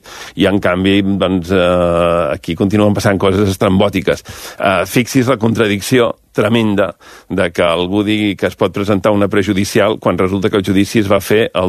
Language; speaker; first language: Catalan; native; Catalan